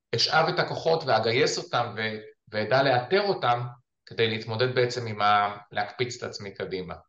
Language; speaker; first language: Hebrew; native; Hebrew